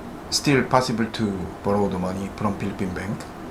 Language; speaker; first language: English; non-native, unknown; Korean